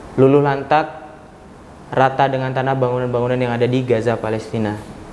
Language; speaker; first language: Indonesian; native; Indonesian